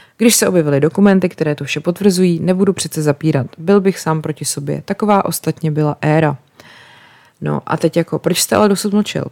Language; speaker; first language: Czech; native; Czech